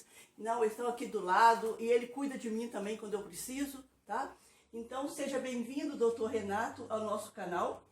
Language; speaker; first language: Portuguese; native; Portuguese